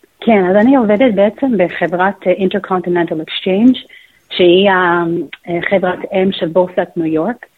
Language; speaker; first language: Hebrew; non-native, fluent; English